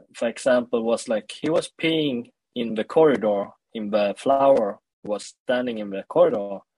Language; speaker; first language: English; early bilingual, other home language; Swedish